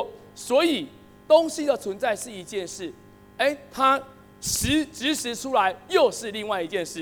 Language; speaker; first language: Chinese; native; Chinese